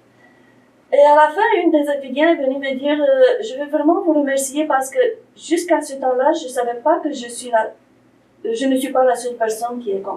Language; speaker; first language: French; non-native, fluent; Romanian